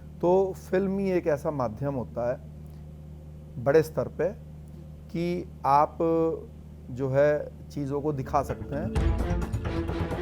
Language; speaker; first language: Hindi; native; Hindi